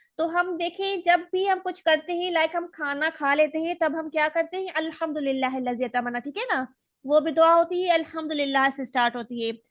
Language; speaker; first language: Urdu; native; Urdu